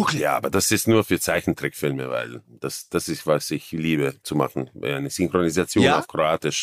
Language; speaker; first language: German; non-native, fluent; Croatian